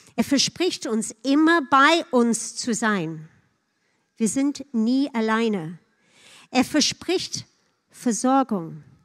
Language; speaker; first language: German; non-native, fluent; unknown